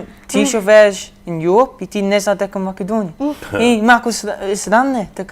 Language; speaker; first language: Macedonian; early bilingual, heritage; Macedonian